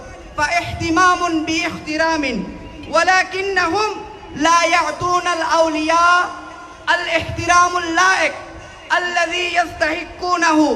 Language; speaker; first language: Arabic; non-native, learner; Bangla